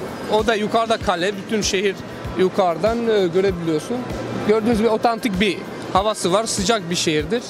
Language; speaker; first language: Turkish; non-native, fluent; Albanian